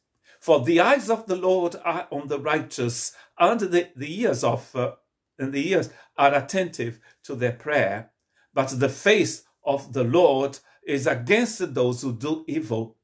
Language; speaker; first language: English; non-native, fluent; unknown